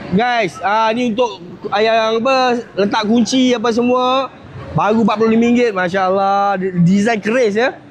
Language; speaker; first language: Malay; native; Malay